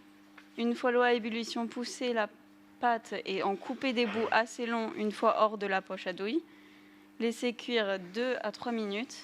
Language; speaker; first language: French; native; French